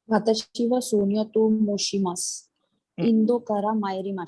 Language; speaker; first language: Japanese; non-native, learner; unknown